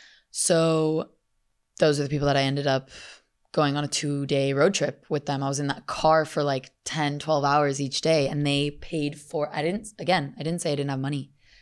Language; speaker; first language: English; native; English